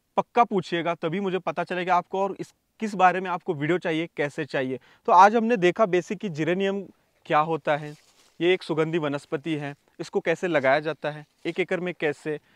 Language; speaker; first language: Hindi; native; Hindi